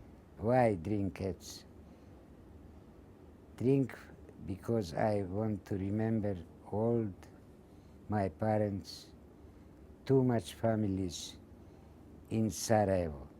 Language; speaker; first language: English; non-native, learner; Ladino